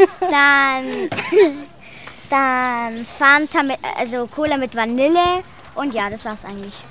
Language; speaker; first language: German; non-native, local second language; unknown